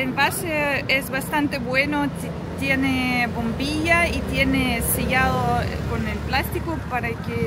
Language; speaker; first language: Spanish; non-native, fluent; Russian